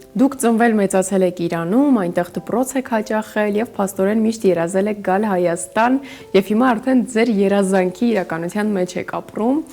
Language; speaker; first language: Armenian; native; Armenian